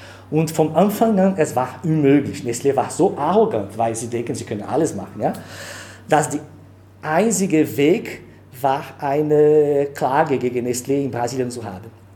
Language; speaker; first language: German; non-native, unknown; Portuguese